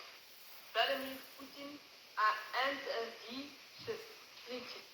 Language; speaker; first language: French; non-native, learner; Dutch